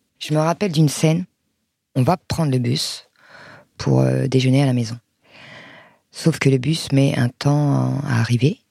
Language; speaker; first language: French; early bilingual, other home language; Arabic